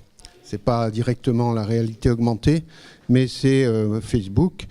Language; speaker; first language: French; native; French